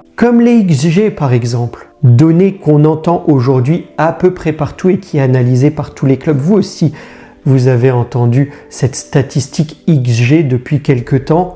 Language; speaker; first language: French; native; French